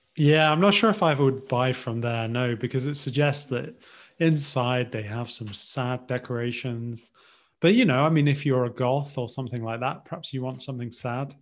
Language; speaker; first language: English; native; English